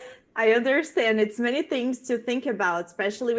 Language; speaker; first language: English; non-native, fluent; Portuguese